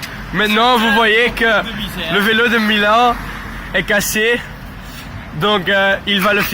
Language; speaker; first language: French; non-native, learner; Dutch